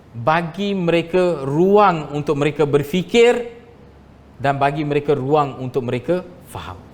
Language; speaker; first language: Malay; non-native, local second language; Tamil